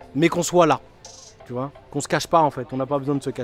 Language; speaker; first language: French; native; French